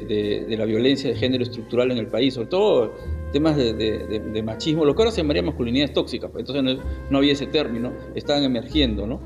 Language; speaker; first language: Spanish; native; Spanish